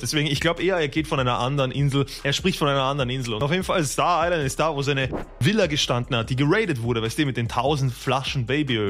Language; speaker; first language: German; native; German